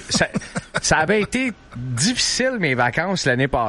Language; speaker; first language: French; native; French